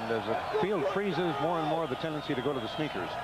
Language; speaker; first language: English; native; English